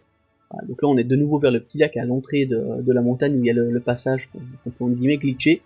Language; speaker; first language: French; native; French